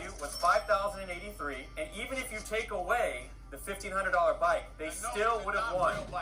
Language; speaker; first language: English; native; English